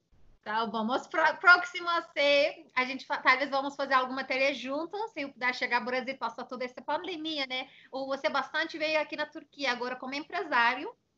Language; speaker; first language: Portuguese; non-native, fluent; Turkish